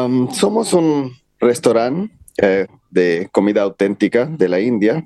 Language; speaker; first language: Spanish; non-native, fluent; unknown